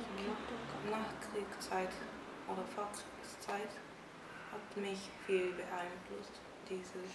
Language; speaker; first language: German; non-native, fluent; Japanese